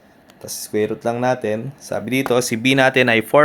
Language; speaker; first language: Filipino; native; Filipino